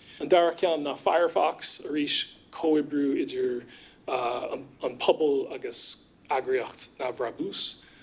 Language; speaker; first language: Irish; non-native, fluent; English